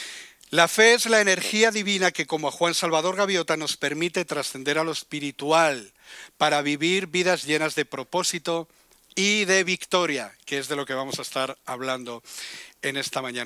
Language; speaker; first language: Spanish; native; Spanish